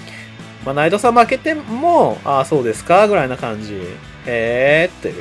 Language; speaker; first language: Japanese; native; Japanese